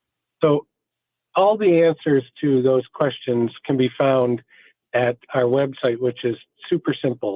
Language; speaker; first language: English; native; English